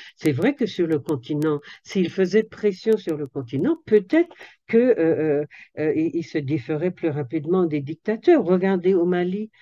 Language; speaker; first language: French; native; French